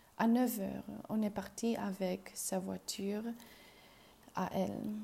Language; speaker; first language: French; non-native, learner; Chinese